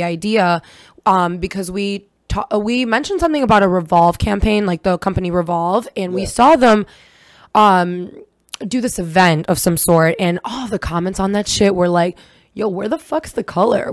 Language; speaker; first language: English; early bilingual, other home language; Russian